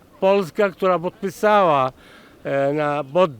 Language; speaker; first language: Polish; non-native, fluent; Arabic